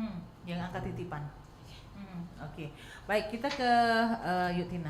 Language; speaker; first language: Indonesian; native; Indonesian